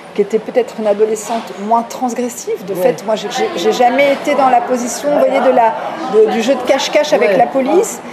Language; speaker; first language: French; native; French